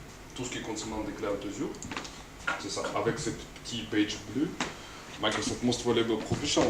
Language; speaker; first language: French; non-native, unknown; Russian